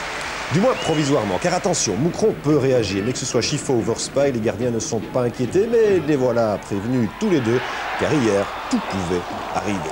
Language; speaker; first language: French; native; French